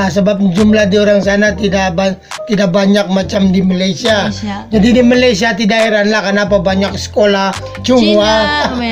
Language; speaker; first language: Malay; non-native, learner; Filipino